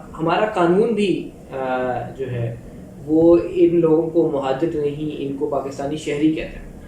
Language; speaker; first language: Urdu; native; Urdu